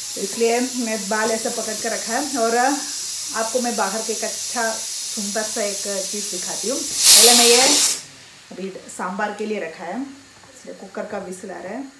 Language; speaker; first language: Hindi; non-native, local second language; Malayalam